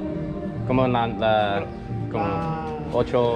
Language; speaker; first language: Spanish; non-native, learner; English